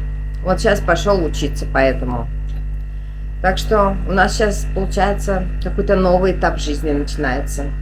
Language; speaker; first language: Russian; native; Russian